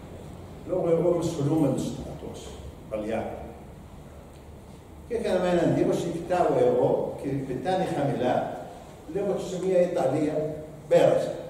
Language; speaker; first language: Greek; non-native, learner; Arabic